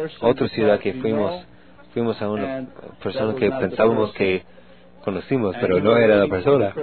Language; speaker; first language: Spanish; non-native, learner; English